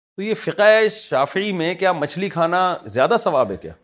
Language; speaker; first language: Urdu; native; Urdu